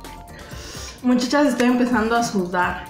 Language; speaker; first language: Spanish; native; Spanish